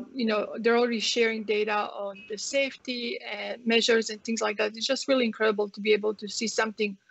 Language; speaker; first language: English; non-native, fluent; Croatian